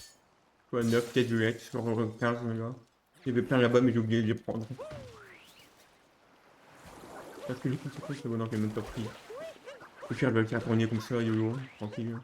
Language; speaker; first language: French; native; French